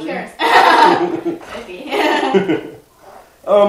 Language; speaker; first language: English; non-native, learner; Korean